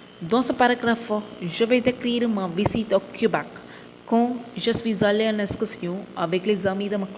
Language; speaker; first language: French; non-native, fluent; Tamil